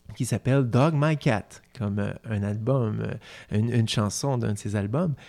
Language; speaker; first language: French; native; French